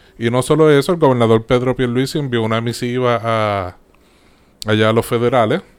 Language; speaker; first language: Spanish; native; Spanish